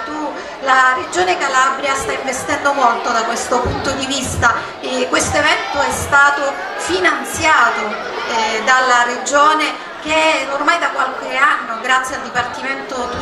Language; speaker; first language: Italian; native; Italian